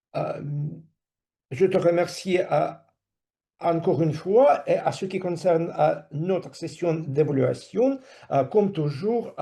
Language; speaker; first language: French; non-native, fluent; Russian